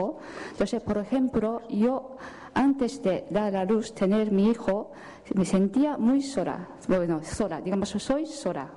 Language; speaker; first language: Spanish; non-native, fluent; Japanese